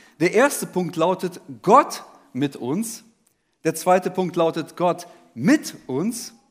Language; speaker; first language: German; early bilingual, other home language; Russian